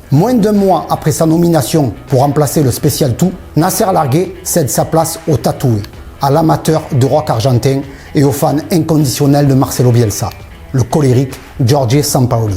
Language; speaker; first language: French; native; French